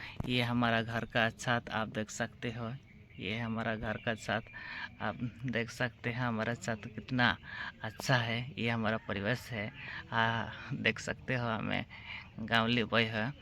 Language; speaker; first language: Hindi; non-native, local second language; Odia